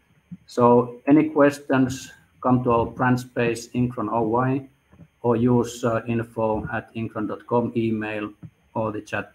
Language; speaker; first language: English; non-native, fluent; Finnish